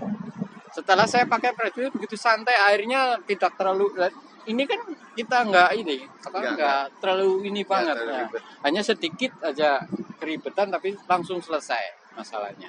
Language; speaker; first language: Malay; non-native, local second language; Javanese